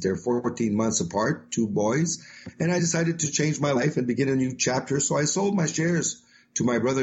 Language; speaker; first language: English; non-native, fluent; French